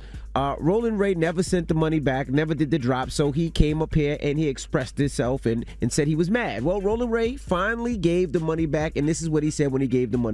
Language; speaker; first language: English; native; English